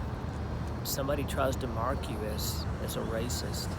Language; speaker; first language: English; native; English